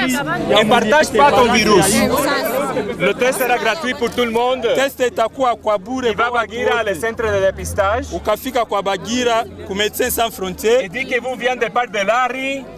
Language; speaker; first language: French; non-native, fluent; Spanish